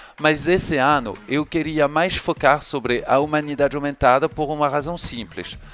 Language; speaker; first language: Portuguese; non-native, fluent; French